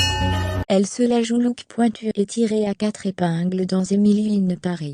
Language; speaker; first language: French; native; French